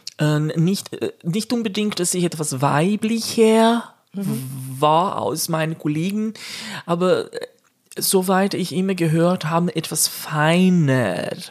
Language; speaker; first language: German; non-native, fluent; Portuguese